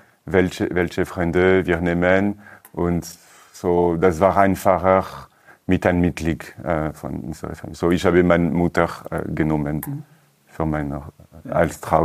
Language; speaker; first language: German; non-native, learner; French